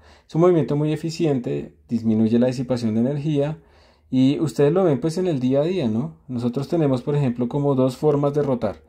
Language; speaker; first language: Spanish; native; Spanish